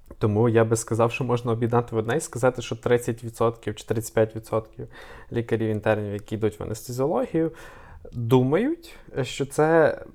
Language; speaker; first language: Ukrainian; native; Ukrainian